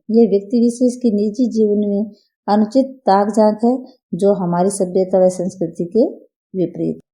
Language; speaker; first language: Hindi; native; Hindi